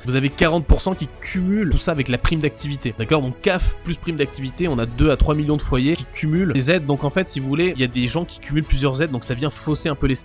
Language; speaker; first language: French; native; French